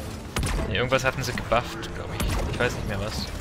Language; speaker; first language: German; native; German